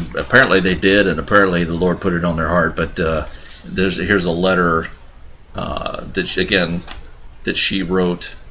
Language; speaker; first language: English; native; English